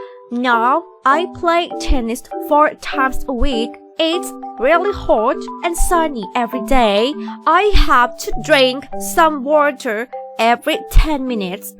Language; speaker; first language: English; non-native, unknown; Thai